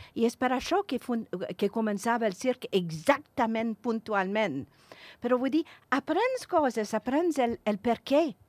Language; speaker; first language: Catalan; non-native, fluent; English